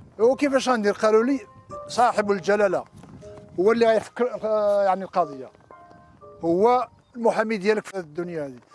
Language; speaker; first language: Arabic; non-native, local second language; Riffian